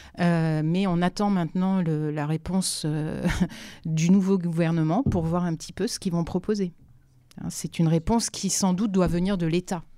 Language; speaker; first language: French; native; French